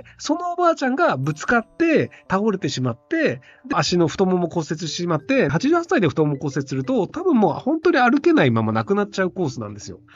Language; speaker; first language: Japanese; native; Japanese